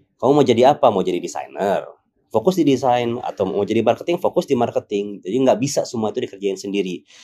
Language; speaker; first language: Indonesian; native; Indonesian